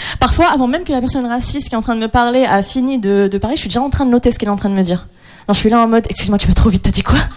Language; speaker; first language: French; non-native, local second language; Arabic